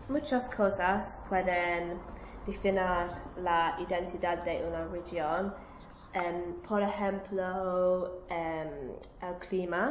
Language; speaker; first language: Spanish; non-native, learner; English